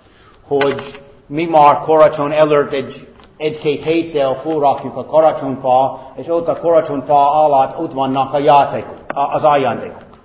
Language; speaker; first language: Hungarian; non-native, fluent; English